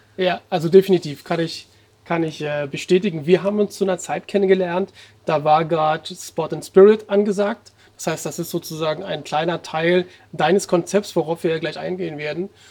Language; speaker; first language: German; native; German